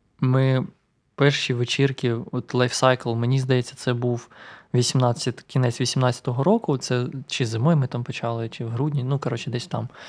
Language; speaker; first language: Ukrainian; non-native, local second language; Russian